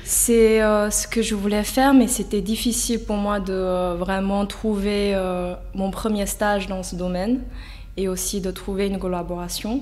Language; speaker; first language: French; non-native, fluent; Chinese